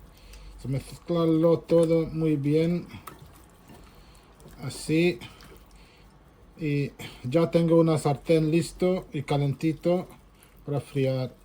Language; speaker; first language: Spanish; non-native, fluent; Bangla